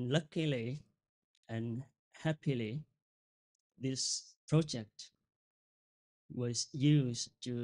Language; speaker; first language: English; non-native, fluent; Vietnamese